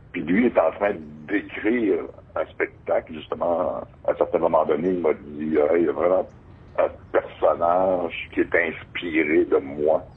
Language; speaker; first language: French; native; French